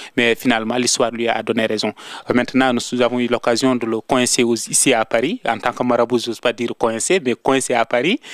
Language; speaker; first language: French; non-native, local second language; Wolof